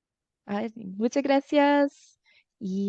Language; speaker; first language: Spanish; early bilingual, heritage; English